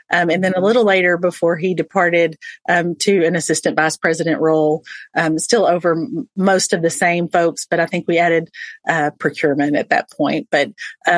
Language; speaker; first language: English; native; English